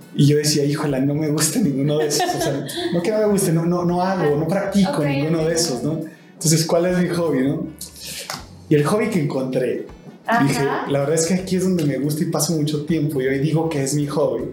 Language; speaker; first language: Spanish; native; Spanish